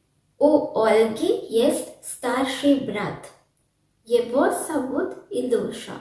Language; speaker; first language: Russian; non-native, learner; Sinhala